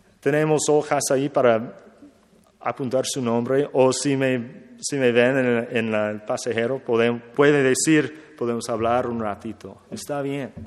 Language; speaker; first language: Spanish; non-native, learner; English